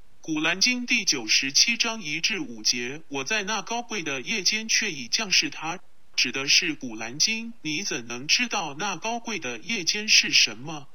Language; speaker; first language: Chinese; non-native, local second language; Cantonese